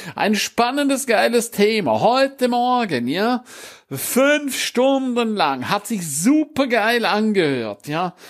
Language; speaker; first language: German; native; German